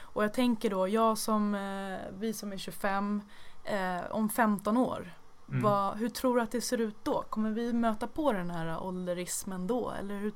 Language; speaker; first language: Swedish; native; Swedish